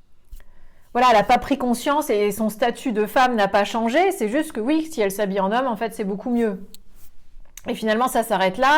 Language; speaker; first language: French; native; French